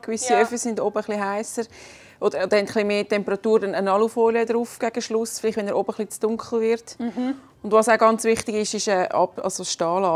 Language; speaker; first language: German; native; German